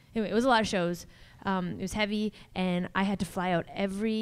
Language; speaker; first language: English; native; English